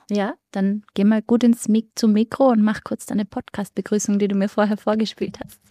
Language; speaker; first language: German; native; German